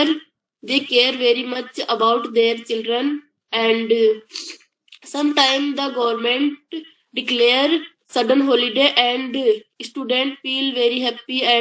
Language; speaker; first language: English; non-native, learner; Hindi